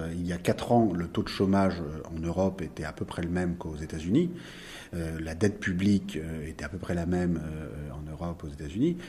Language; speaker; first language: French; native; French